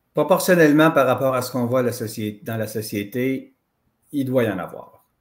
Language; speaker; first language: French; native; French